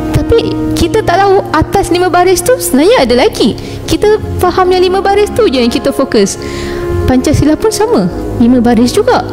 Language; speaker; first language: Malay; non-native, local second language; Tamil